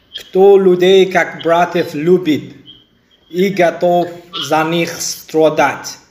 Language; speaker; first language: Russian; non-native, local second language; Uzbek